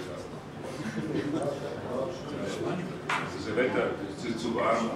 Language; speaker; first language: German; non-native, fluent; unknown